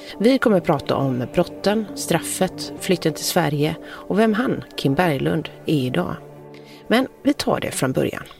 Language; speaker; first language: Swedish; native; Swedish